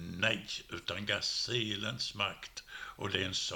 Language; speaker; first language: Swedish; native; Swedish